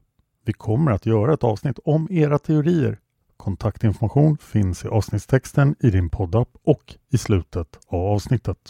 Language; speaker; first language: Swedish; native; Swedish